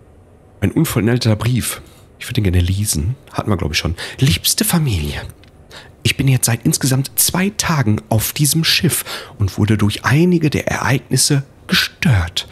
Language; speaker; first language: German; native; German